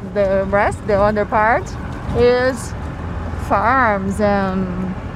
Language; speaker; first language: English; non-native, learner; Portuguese